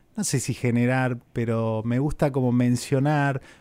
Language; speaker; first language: Spanish; native; Spanish